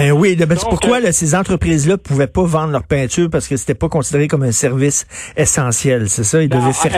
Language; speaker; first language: French; native; French